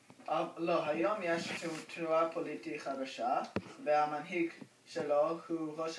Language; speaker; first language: Hebrew; non-native, learner; English